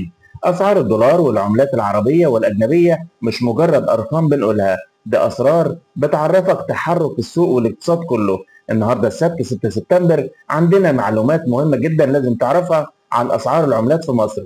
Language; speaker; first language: Arabic; native; Arabic